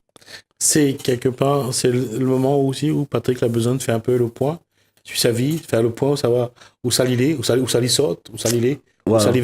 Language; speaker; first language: French; non-native, local second language; Réunion Creole French